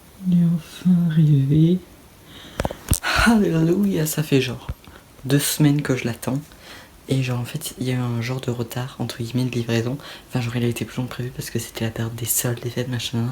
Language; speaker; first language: French; native; French